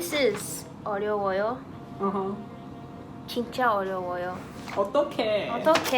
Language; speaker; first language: Korean; non-native, learner; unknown